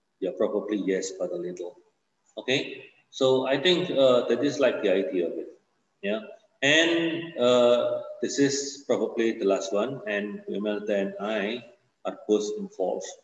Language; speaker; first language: English; non-native, fluent; Indonesian